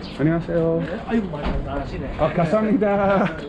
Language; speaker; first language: Korean; non-native, learner; English